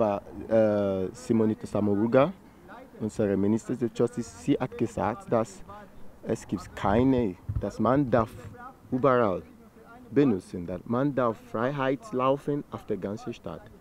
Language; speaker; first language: German; non-native, learner; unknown